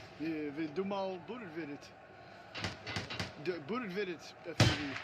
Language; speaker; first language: Russian; non-native, learner; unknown